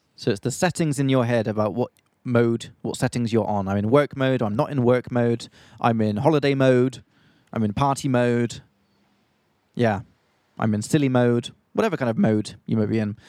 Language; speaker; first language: English; native; English